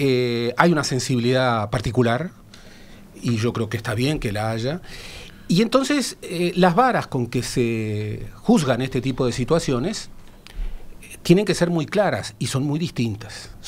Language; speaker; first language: Spanish; native; Spanish